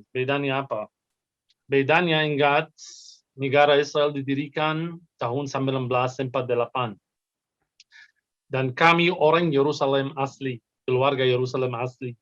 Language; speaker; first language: Indonesian; non-native, fluent; Arabic